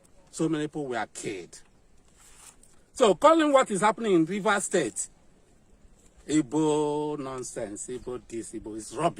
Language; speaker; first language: English; non-native, local second language; Igbo